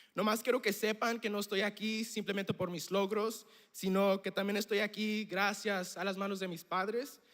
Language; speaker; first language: Spanish; early bilingual, heritage; Spanish